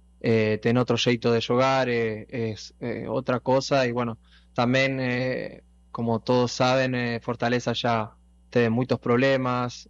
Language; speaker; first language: Portuguese; non-native, fluent; Spanish